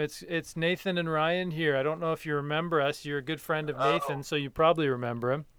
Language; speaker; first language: English; native; English